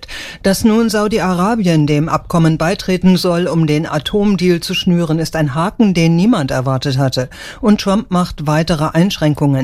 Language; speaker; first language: German; native; German